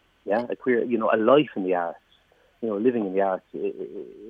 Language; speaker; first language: English; native; English